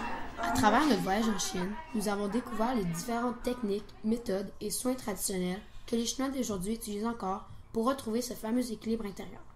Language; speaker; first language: French; native; French